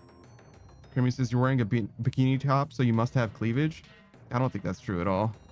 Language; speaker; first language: English; native; English